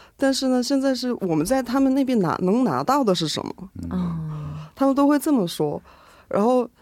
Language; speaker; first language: Chinese; non-native, fluent; Korean